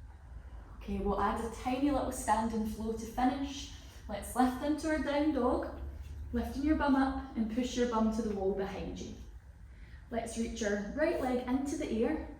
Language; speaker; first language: English; native; English